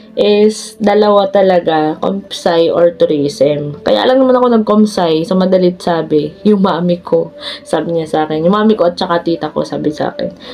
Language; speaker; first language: Filipino; native; Filipino